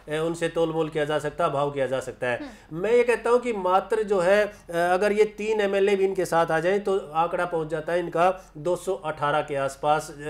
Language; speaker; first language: Hindi; native; Hindi